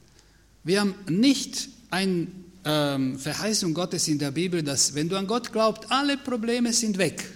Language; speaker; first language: German; non-native, fluent; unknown